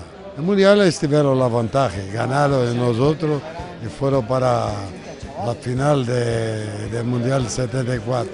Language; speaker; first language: Spanish; non-native, fluent; Portuguese